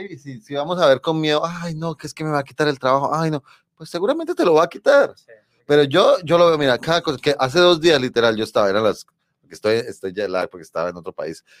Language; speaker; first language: Spanish; native; Spanish